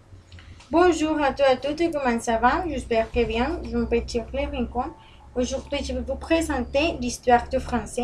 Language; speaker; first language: French; non-native, learner; Spanish